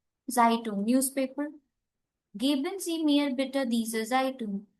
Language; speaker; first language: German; non-native, learner; Hindi